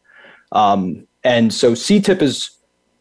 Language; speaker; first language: English; native; English